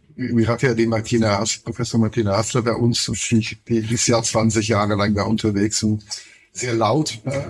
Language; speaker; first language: German; non-native, fluent; Dutch